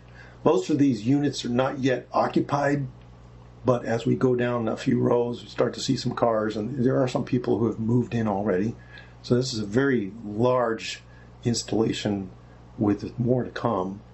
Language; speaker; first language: English; native; English